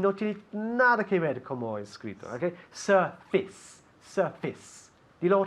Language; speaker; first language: Spanish; non-native, fluent; English